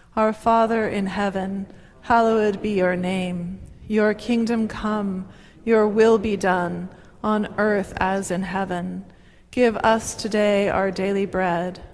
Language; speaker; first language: English; native; English